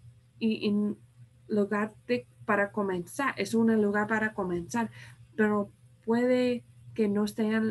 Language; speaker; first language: Spanish; non-native, fluent; English